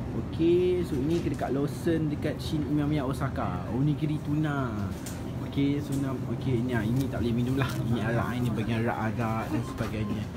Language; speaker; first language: Malay; native; Malay